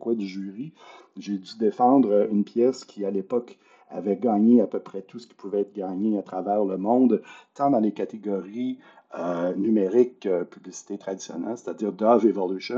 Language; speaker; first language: French; native; French